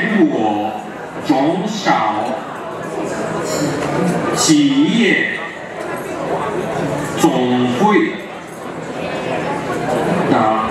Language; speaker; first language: Chinese; non-native, learner; Japanese